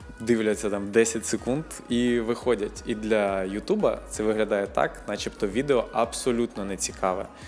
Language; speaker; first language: Ukrainian; non-native, local second language; Russian